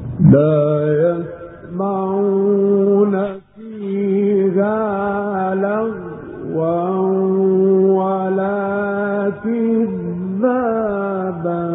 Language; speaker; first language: Arabic; native; Arabic